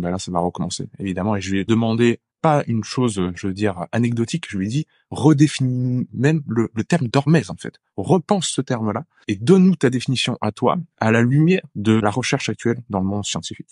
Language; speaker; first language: French; native; French